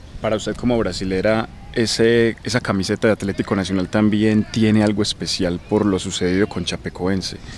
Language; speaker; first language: Spanish; native; Spanish